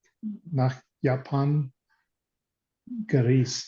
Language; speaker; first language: German; non-native, learner; English